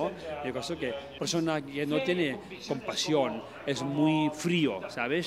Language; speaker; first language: Spanish; non-native, learner; Tibetan